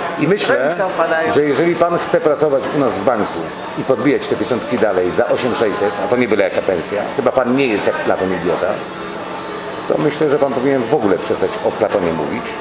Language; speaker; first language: Polish; native; Polish